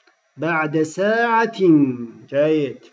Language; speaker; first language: Arabic; non-native, fluent; Turkish